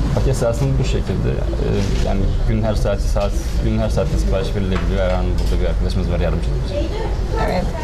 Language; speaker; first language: Turkish; native; Turkish